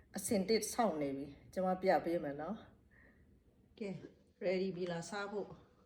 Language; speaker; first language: Burmese; non-native, local second language; Shan